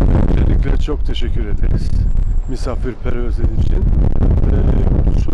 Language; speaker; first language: Turkish; non-native, learner; Macedonian